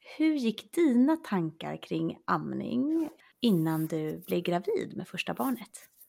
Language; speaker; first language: Swedish; native; Swedish